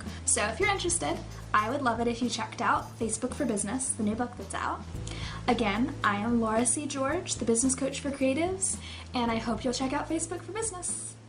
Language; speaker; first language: English; native; English